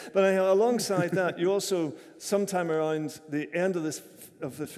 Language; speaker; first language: English; native; English